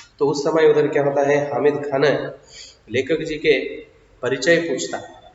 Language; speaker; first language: Hindi; non-native, local second language; Kannada